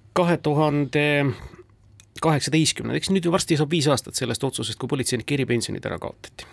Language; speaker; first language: Estonian; native; Estonian